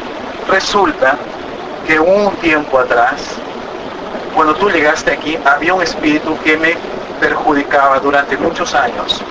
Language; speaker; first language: Spanish; native; Spanish